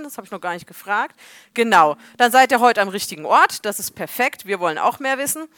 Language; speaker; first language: German; native; German